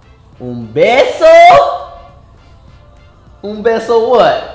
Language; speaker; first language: Spanish; non-native, learner; English